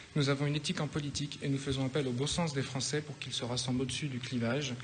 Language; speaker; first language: French; native; French